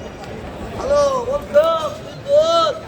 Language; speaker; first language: English; non-native, learner; Turkish